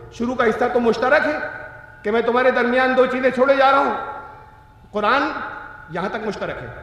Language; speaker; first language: Urdu; native; Urdu